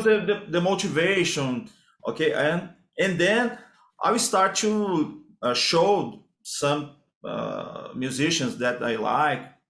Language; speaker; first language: English; non-native, learner; Portuguese